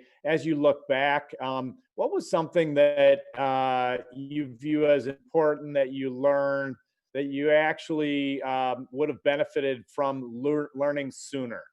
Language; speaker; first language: English; native; English